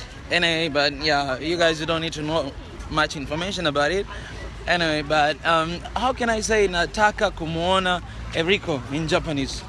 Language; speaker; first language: English; non-native, local second language; Swahili